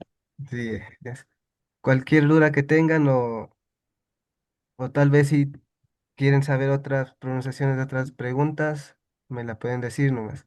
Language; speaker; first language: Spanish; non-native, local second language; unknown